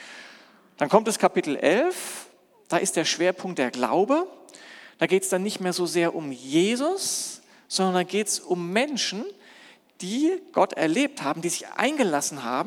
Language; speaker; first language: German; native; German